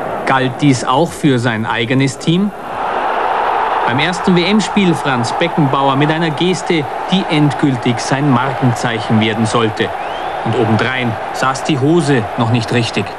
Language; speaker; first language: German; native; German